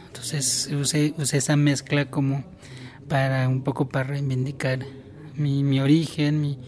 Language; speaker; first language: Spanish; non-native, local second language; Tzotzil